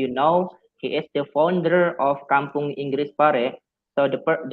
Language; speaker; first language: English; non-native, fluent; Javanese